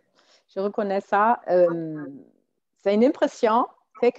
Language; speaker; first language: French; non-native, fluent; German